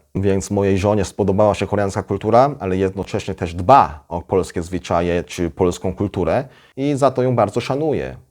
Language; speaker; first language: Polish; non-native, fluent; Korean